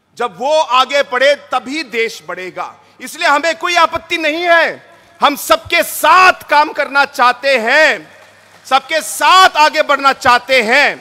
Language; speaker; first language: Hindi; non-native, local second language; Garo